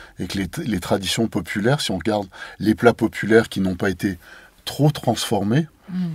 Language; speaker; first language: French; native; French